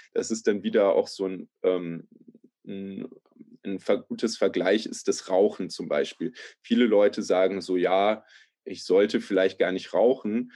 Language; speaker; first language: German; native; German